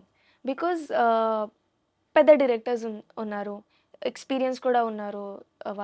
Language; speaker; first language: Telugu; non-native, learner; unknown